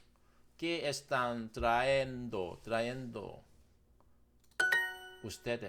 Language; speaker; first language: Spanish; non-native, learner; Korean